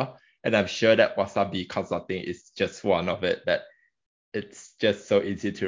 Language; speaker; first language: English; non-native, local second language; Chinese